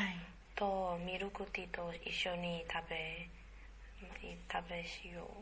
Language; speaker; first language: Japanese; non-native, learner; Chinese